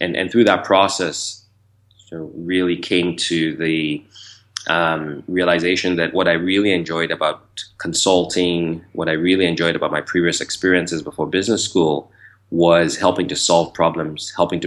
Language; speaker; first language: English; non-native, local second language; Yoruba